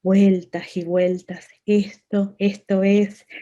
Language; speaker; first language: Spanish; native; Spanish